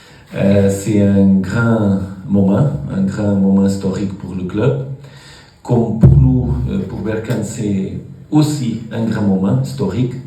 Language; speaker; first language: French; non-native, learner; Portuguese